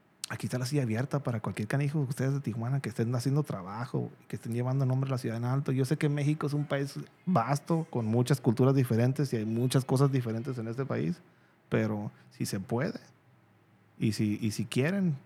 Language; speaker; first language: Spanish; native; Spanish